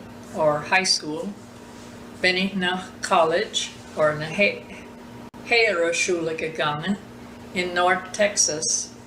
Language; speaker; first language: German; early bilingual, heritage; German